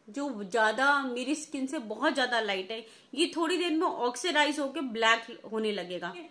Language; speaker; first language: Hindi; native; Hindi